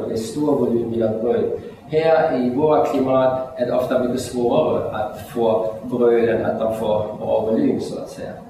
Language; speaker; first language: Swedish; non-native, fluent; German